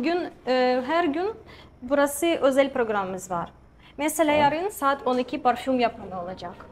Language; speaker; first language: Turkish; non-native, learner; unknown